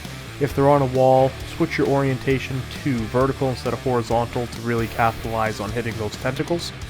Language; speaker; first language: English; native; English